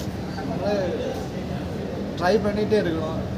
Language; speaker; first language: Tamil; non-native, local second language; Malayalam